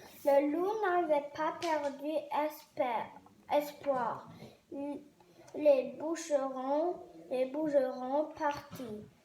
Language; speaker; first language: French; non-native, learner; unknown